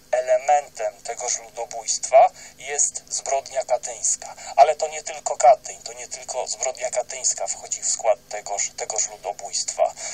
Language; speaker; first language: Polish; native; Polish